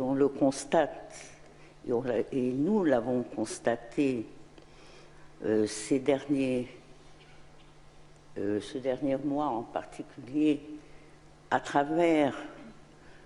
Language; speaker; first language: French; non-native, local second language; Arabic